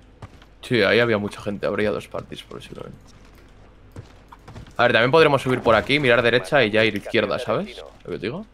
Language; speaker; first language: Spanish; native; Spanish